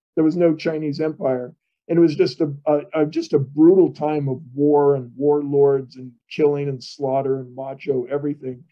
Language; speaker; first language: English; native; English